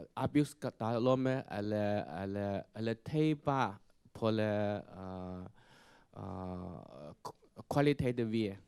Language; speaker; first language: French; non-native, learner; Chinese